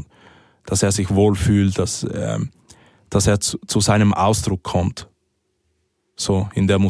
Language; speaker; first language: German; early bilingual, other home language; Spanish